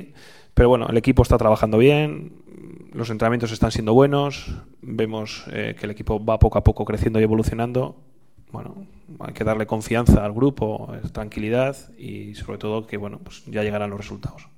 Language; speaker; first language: Spanish; native; Spanish